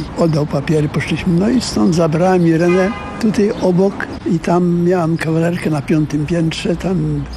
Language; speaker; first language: Polish; native; Polish